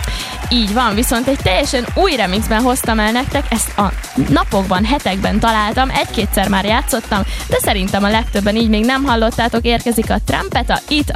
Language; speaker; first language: Hungarian; native; Hungarian